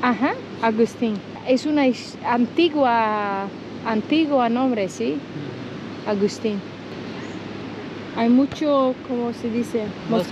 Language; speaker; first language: Spanish; non-native, learner; Turkish